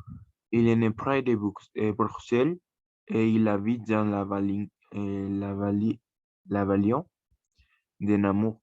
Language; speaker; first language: French; non-native, learner; Spanish